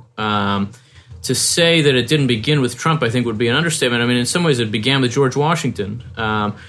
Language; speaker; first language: English; native; English